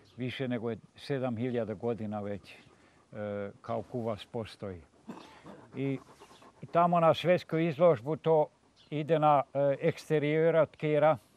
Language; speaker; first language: Serbian; non-native, local second language; Hungarian